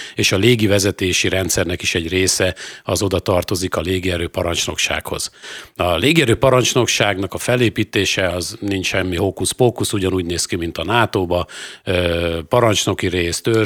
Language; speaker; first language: Hungarian; native; Hungarian